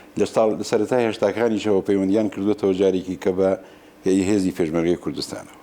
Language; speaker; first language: Central Kurdish; non-native, local second language; Gurani